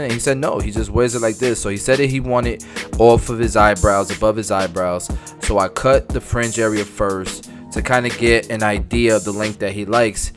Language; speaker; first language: English; native; English